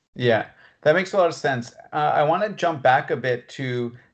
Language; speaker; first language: English; native; English